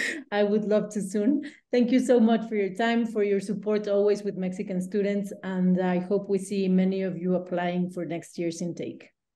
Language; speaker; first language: English; non-native, fluent; Spanish